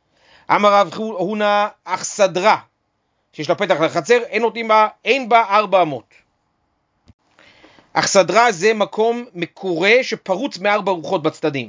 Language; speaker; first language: Hebrew; native; Hebrew